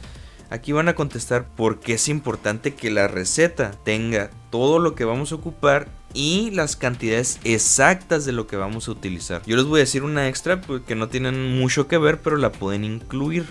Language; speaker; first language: Spanish; native; Spanish